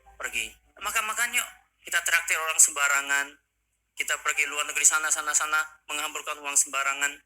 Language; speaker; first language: Indonesian; non-native, fluent; Korean